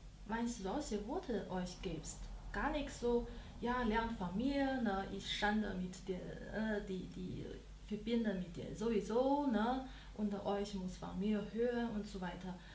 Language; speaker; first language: German; non-native, learner; Chinese